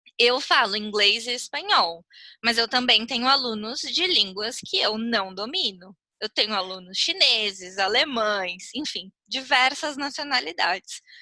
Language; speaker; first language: Portuguese; native; Portuguese